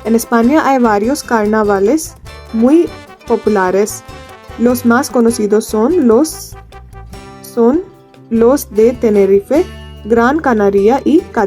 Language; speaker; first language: Spanish; non-native, fluent; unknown